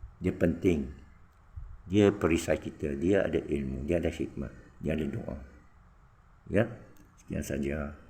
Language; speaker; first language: Malay; non-native, local second language; Chinese